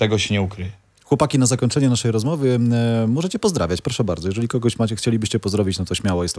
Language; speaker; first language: Polish; native; Polish